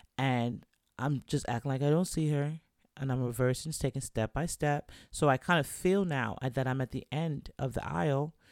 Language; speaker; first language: English; native; English